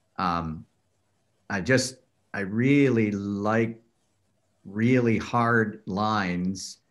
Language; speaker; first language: English; native; English